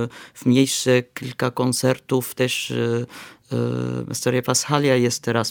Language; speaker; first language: Polish; non-native, fluent; Arabic